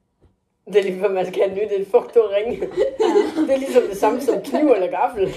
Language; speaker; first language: Danish; native; Danish